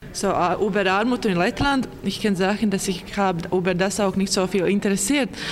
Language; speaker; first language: German; non-native, learner; Latvian